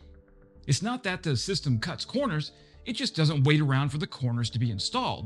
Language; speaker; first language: English; native; English